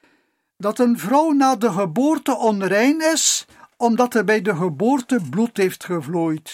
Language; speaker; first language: Dutch; native; Dutch